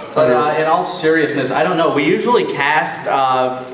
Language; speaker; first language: English; native; English